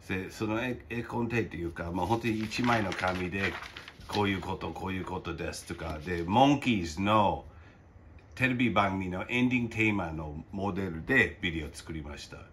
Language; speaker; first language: Japanese; non-native, fluent; English